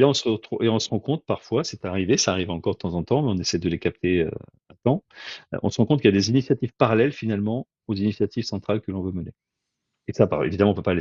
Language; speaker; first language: French; native; French